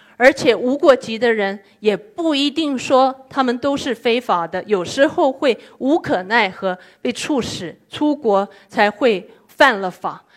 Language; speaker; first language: Chinese; non-native, fluent; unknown